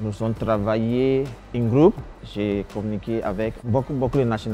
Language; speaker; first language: French; non-native, learner; Arabic